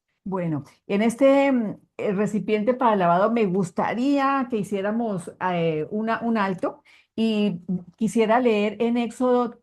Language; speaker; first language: Spanish; native; Spanish